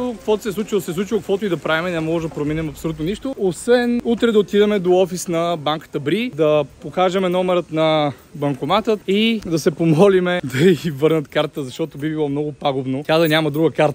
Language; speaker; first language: Bulgarian; native; Bulgarian